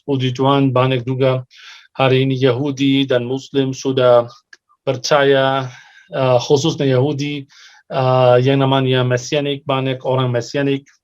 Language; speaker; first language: Indonesian; non-native, fluent; Arabic